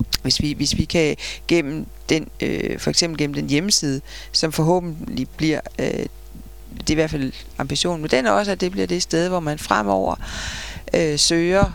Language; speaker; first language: Danish; native; Danish